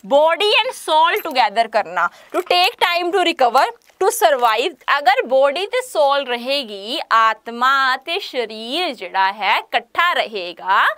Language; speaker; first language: Hindi; non-native, local second language; Punjabi